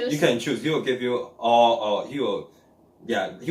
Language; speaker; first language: English; non-native, learner; Chinese